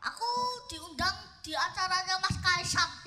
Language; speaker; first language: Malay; non-native, local second language; Javanese